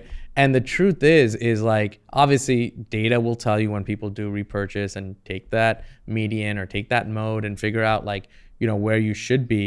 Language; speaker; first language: English; native; English